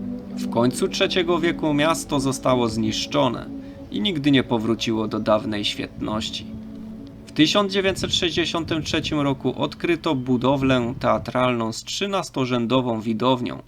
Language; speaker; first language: Polish; native; Polish